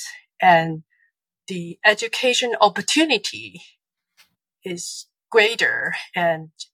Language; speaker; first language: English; non-native, fluent; Chinese